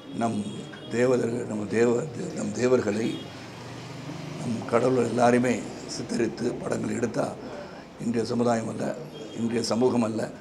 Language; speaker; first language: Tamil; native; Tamil